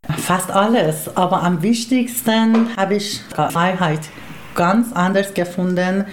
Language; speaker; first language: German; non-native, fluent; Persian